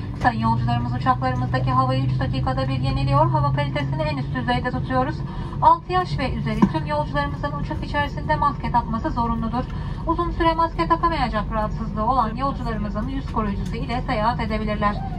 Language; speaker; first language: Turkish; native; Turkish